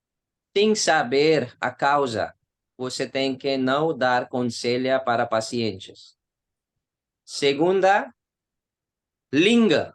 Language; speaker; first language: Portuguese; non-native, learner; Hindi